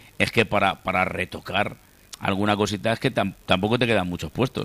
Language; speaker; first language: Spanish; native; Spanish